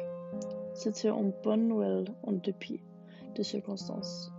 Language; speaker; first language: French; non-native, learner; English